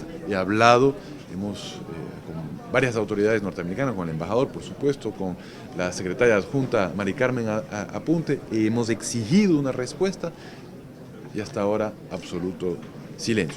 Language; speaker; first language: Spanish; native; Spanish